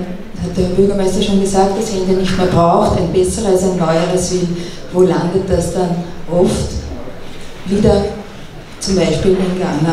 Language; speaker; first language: German; native; German